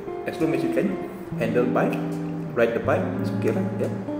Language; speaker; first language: English; non-native, local second language; Malay